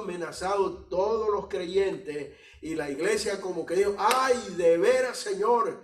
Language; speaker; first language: Spanish; native; Spanish